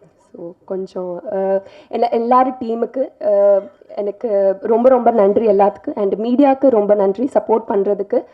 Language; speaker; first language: Tamil; non-native, learner; Telugu